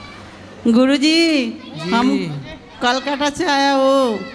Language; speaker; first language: Hindi; non-native, local second language; Bangla